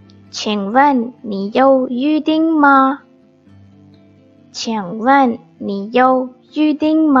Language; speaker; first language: Chinese; non-native, fluent; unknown